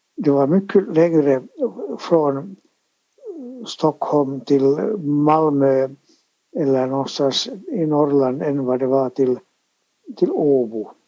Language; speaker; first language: Swedish; native; Swedish